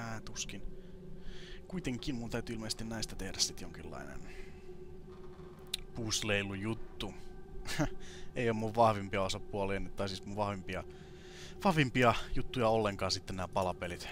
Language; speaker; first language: Finnish; native; Finnish